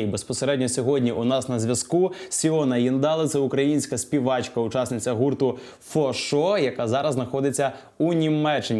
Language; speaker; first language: Ukrainian; native; Ukrainian